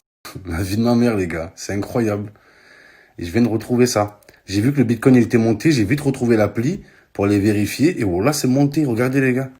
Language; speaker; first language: French; native; French